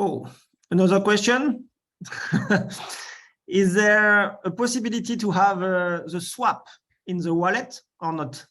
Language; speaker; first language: English; non-native, learner; French